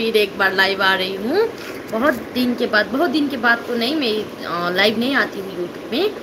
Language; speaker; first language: Hindi; non-native, learner; Nepali